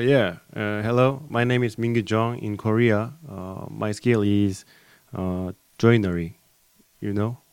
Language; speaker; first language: English; non-native, learner; Korean